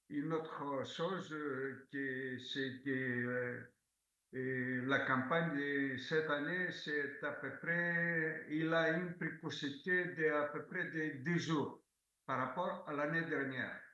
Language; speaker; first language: French; non-native, fluent; Greek